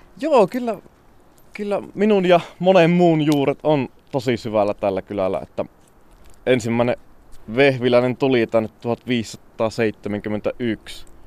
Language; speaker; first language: Finnish; native; Finnish